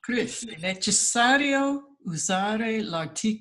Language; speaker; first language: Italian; non-native, learner; English